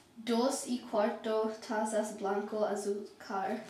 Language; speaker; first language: Spanish; non-native, learner; English